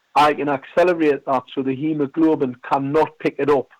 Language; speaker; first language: English; native; English